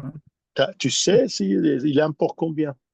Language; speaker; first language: French; non-native, fluent; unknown